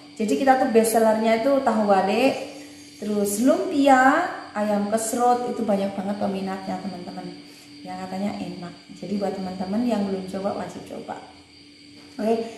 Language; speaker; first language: Indonesian; non-native, local second language; Javanese